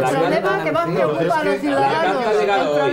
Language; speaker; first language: Spanish; native; Spanish